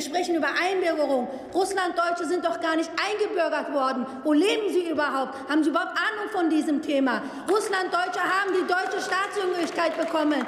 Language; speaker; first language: German; early bilingual, other home language; Turkish